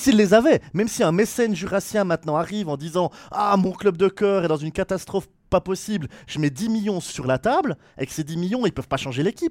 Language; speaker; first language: French; native; French